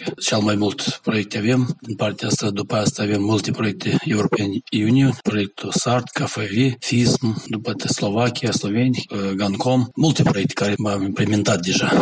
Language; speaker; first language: Romanian; non-native, local second language; Gagauz